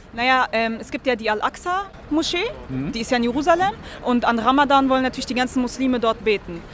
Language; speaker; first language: German; early bilingual, other home language; Arabic